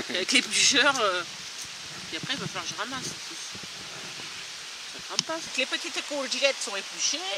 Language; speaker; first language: French; native; French